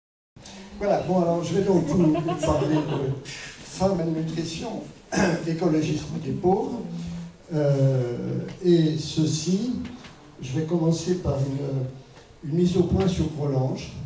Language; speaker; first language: French; native; French